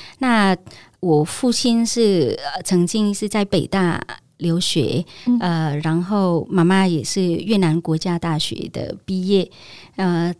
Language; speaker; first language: Chinese; non-native, fluent; Vietnamese